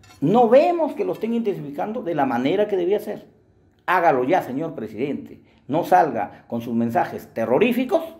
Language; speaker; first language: Spanish; native; Spanish